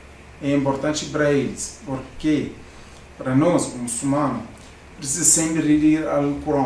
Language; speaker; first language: Portuguese; non-native, learner; Arabic